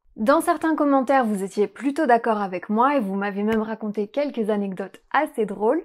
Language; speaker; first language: French; native; French